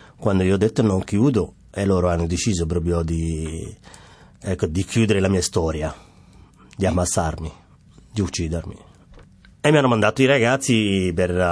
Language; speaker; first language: Italian; non-native, fluent; Somali